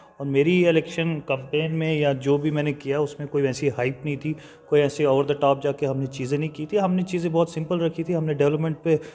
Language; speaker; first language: Hindi; non-native, local second language; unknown